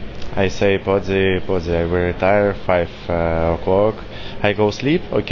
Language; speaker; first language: English; non-native, learner; Russian